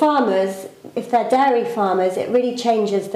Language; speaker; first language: English; native; English